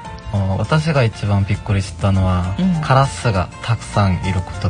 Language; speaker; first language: Japanese; non-native, learner; Korean